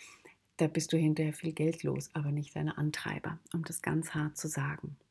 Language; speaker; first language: German; native; German